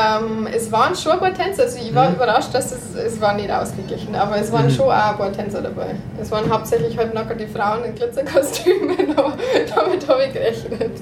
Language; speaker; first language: German; native; German